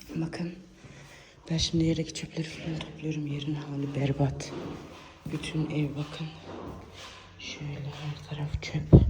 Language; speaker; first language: Turkish; early bilingual, heritage; Turkish